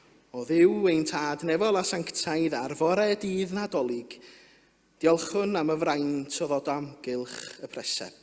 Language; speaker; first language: Welsh; native; Welsh